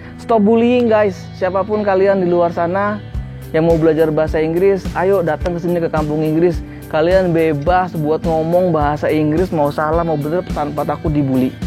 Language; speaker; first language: Indonesian; native; Indonesian